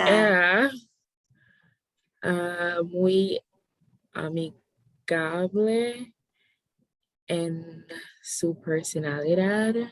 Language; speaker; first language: Spanish; non-native, learner; English